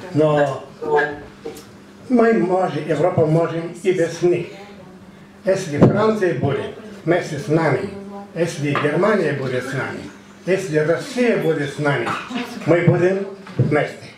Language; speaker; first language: Russian; non-native, learner; Bulgarian